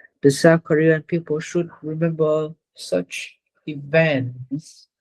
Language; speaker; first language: English; non-native, learner; Vietnamese